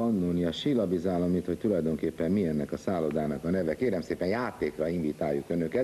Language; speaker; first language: Hungarian; native; Hungarian